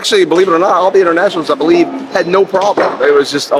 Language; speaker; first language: English; native; English